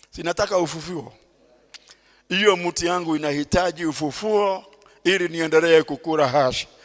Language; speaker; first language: Swahili; non-native, local second language; Kikuyu